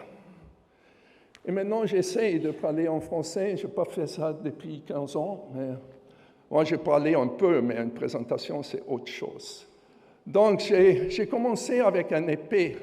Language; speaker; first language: French; non-native, fluent; German